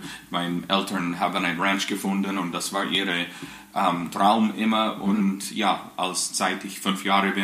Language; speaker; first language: German; non-native, fluent; English